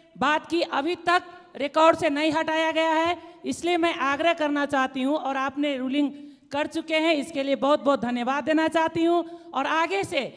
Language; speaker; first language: Hindi; non-native, local second language; Maithili